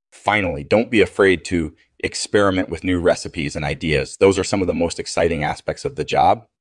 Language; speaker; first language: English; native; English